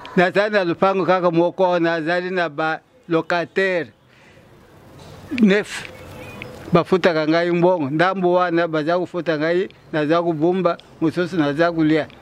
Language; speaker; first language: Lingala; non-native, local second language; Luba-Lulua